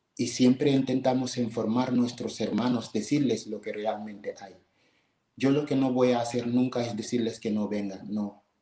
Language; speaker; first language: Spanish; non-native, fluent; Wolof